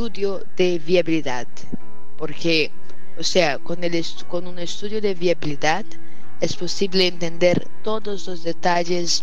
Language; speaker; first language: Spanish; non-native, fluent; Portuguese